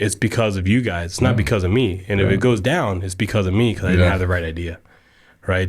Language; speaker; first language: English; native; English